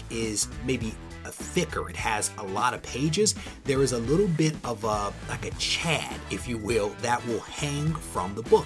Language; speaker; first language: English; native; English